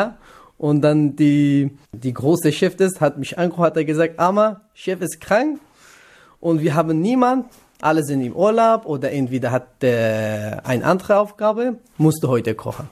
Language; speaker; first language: German; non-native, learner; Kurdish